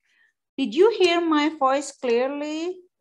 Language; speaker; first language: English; non-native, fluent; Indonesian